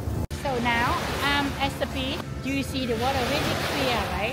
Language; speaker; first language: English; non-native, learner; Thai